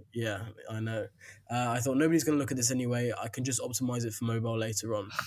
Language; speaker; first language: English; native; English